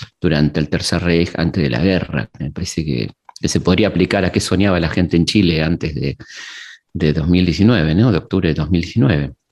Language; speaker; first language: Spanish; native; Spanish